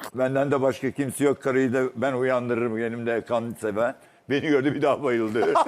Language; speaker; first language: Turkish; native; Turkish